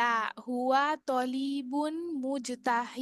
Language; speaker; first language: Arabic; non-native, learner; Bangla